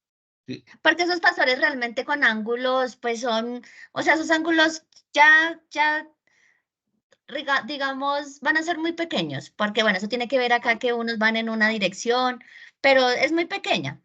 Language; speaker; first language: Spanish; native; Spanish